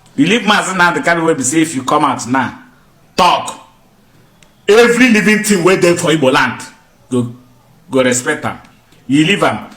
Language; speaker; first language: Nigerian Pidgin; non-native, local second language; Igbo